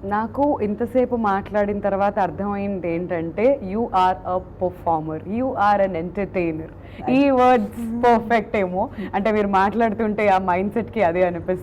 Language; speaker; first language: Telugu; native; Telugu